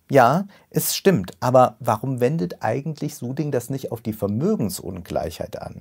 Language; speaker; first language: German; native; German